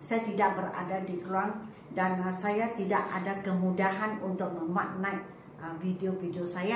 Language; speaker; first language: Malay; non-native, local second language; Chinese